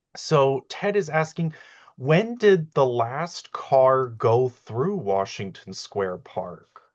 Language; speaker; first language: English; native; English